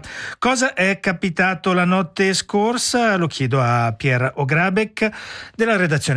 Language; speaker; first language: Italian; native; Italian